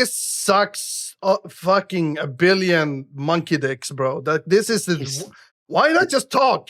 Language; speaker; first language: English; native; English